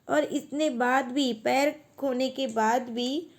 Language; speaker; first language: Hindi; non-native, local second language; Marathi